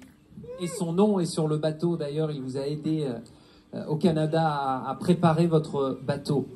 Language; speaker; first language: French; native; French